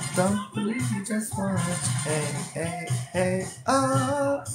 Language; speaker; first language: English; non-native, local second language; Korean